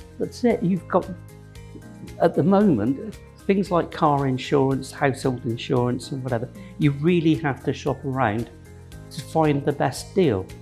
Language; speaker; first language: English; native; English